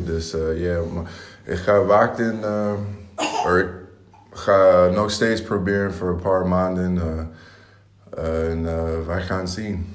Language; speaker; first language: Dutch; non-native, learner; English